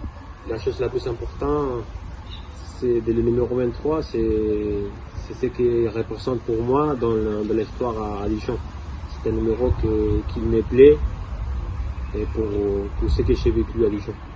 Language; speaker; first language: French; non-native, fluent; Spanish